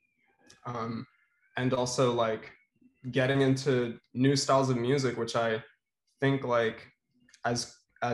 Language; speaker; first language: English; non-native, local second language; Filipino